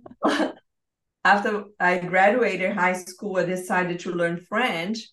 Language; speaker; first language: English; non-native, fluent; Portuguese